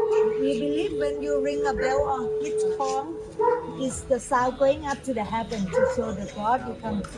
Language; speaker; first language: English; non-native, learner; Thai